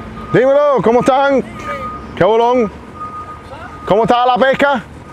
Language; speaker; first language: Spanish; early bilingual, heritage; Spanish